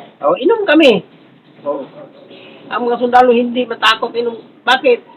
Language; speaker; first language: Filipino; non-native, local second language; Cebuano